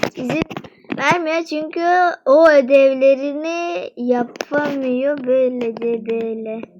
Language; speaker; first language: Turkish; non-native, fluent; Russian